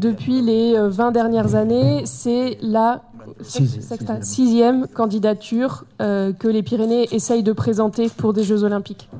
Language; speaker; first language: French; native; French